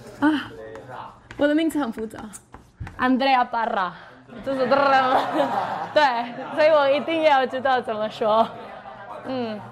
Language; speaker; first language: Chinese; non-native, learner; Spanish